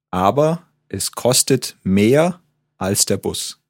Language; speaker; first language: German; native; German